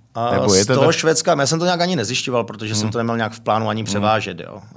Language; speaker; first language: Czech; native; Czech